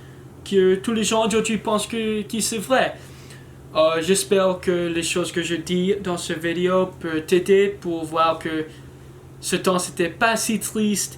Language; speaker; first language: French; non-native, learner; English